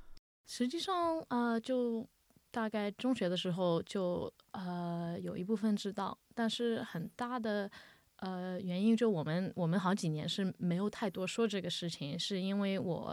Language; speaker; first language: Chinese; early bilingual, heritage; Wu Chinese